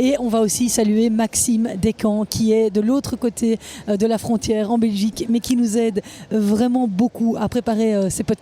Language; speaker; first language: French; native; French